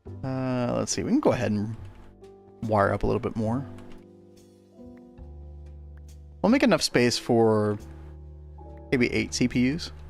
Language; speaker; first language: English; native; English